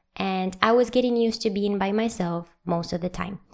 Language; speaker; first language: English; non-native, fluent; Spanish